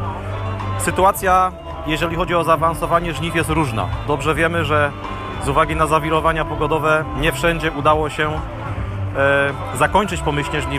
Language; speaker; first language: Polish; native; Polish